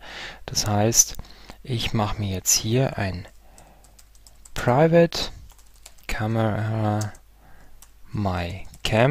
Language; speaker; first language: German; native; German